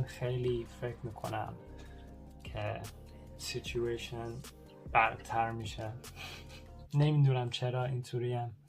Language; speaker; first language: Persian; early bilingual, heritage; Persian